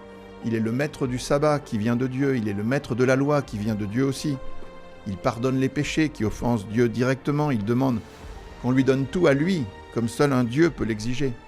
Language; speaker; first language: French; native; French